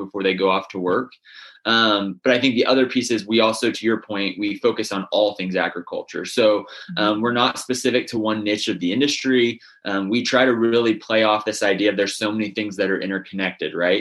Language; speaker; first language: English; native; English